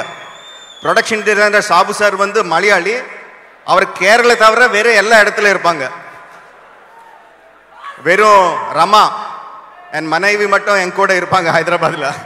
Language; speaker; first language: Tamil; non-native, local second language; Telugu